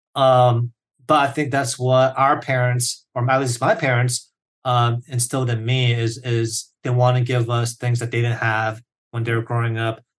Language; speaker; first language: English; early bilingual, other home language; Korean